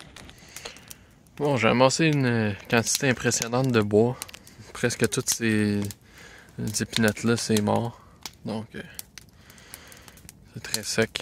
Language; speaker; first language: French; native; French